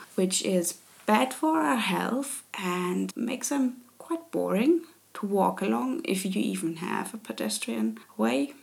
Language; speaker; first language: English; non-native, fluent; German